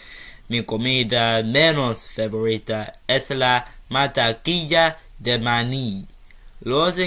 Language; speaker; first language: Spanish; non-native, learner; English